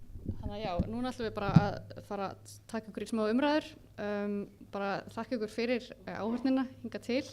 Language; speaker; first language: Icelandic; native; Icelandic